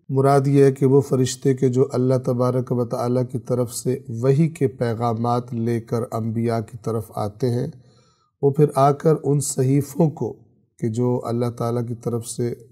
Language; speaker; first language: Urdu; native; Urdu